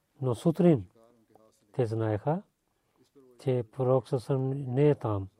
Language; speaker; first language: Bulgarian; non-native, fluent; Urdu